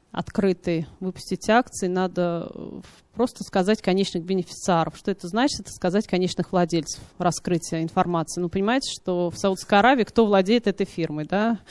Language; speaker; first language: Russian; native; Russian